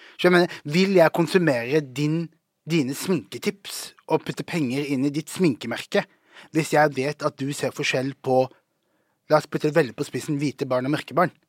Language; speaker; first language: Norwegian; early bilingual, other home language; Somali